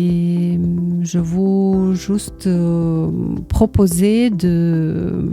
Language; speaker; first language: French; non-native, learner; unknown